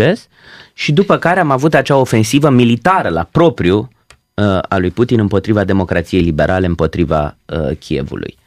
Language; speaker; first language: Romanian; native; Romanian